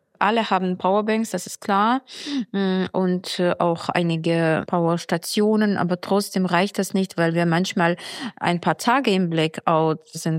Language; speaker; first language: German; non-native, fluent; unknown